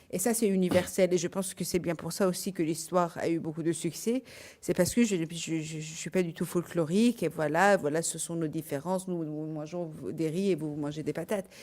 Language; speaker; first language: French; non-native, fluent; Persian